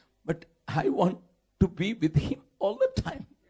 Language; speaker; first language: English; non-native, local second language; Tamil